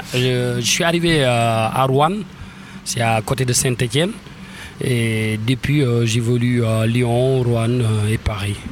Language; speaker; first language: French; non-native, local second language; Wolof